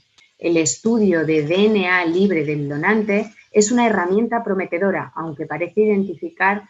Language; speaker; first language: Spanish; native; Spanish